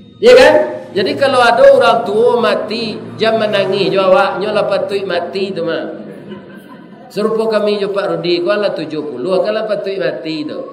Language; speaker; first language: Malay; non-native, local second language; Minangkabau